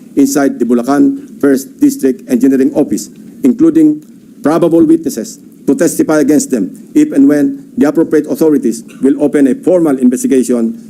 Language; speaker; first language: English; non-native, local second language; Filipino